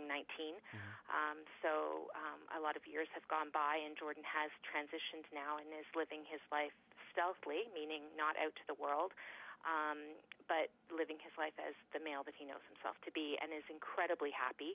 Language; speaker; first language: English; native; English